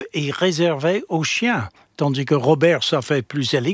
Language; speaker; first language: French; non-native, fluent; English